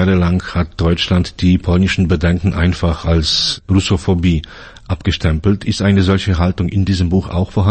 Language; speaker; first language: German; non-native, fluent; Polish